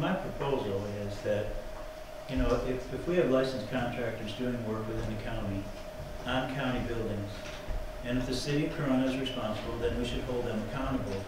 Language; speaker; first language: English; native; English